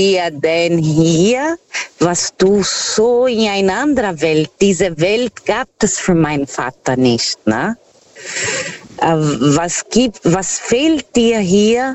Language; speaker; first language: German; non-native, fluent; Portuguese